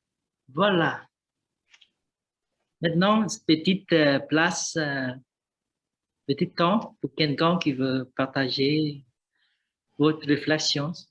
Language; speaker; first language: French; non-native, learner; Vietnamese